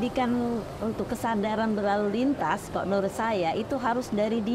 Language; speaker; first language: Indonesian; native; Indonesian